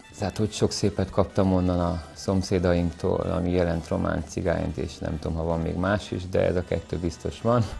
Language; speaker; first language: Hungarian; native; Hungarian